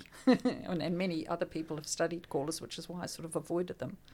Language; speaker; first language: English; native; English